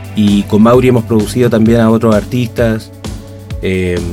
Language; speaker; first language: Spanish; native; Spanish